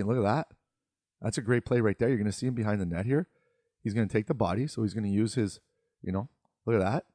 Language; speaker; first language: English; native; English